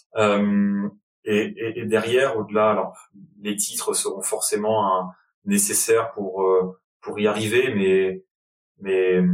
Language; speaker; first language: French; native; French